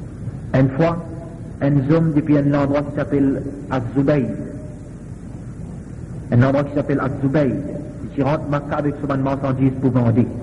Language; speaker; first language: French; non-native, local second language; Morisyen